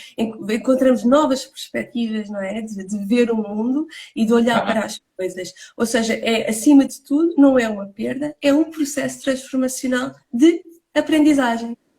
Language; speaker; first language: Portuguese; native; Portuguese